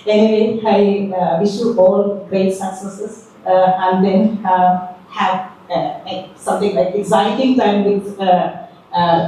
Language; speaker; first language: English; non-native, local second language; Malayalam